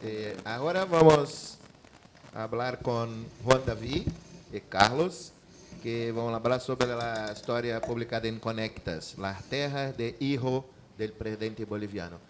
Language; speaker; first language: Spanish; non-native, fluent; Portuguese